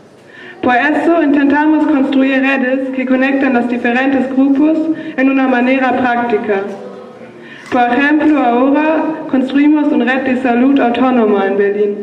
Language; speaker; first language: Spanish; non-native, learner; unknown